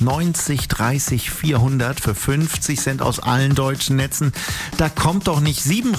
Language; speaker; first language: German; native; German